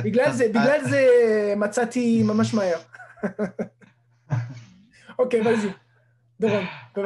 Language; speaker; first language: Hebrew; non-native, fluent; French